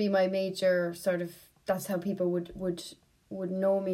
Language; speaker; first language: English; native; English